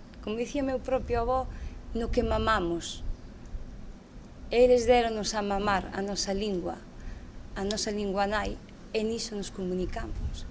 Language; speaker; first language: Galician; native; Galician